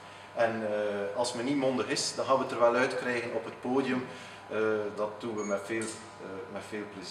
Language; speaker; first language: Dutch; native; Dutch